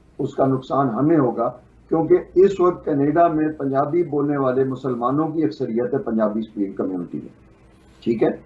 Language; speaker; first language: Urdu; non-native, local second language; Punjabi